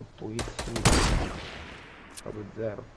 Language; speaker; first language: Italian; native; Italian